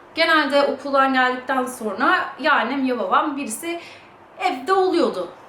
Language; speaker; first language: Turkish; early bilingual, heritage; English